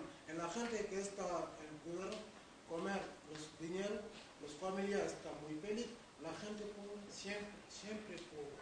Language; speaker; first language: Spanish; non-native, learner; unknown